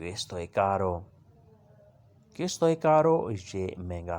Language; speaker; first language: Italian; non-native, learner; Urdu